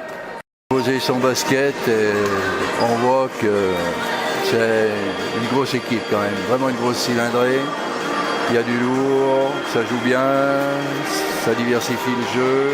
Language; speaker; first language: French; native; French